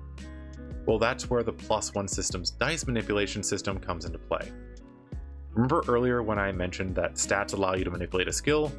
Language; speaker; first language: English; native; English